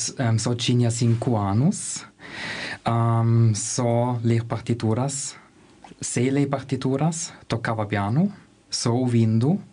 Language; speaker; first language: Portuguese; non-native, learner; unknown